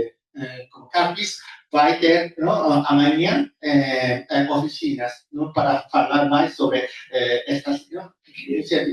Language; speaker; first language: Portuguese; non-native, fluent; Japanese